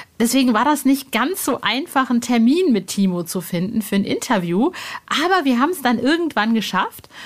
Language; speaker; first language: German; native; German